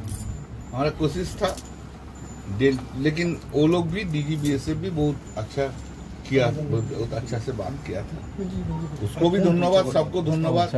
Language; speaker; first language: Hindi; non-native, local second language; Bangla